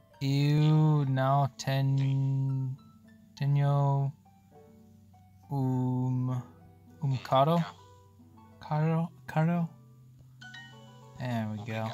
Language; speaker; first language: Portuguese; non-native, learner; English